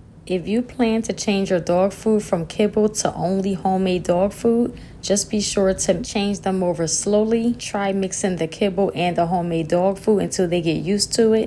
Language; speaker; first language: English; native; English